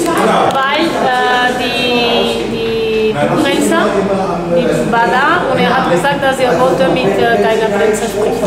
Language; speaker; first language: German; non-native, fluent; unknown